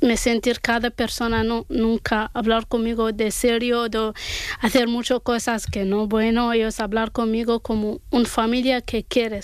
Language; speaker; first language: Spanish; non-native, learner; Arabic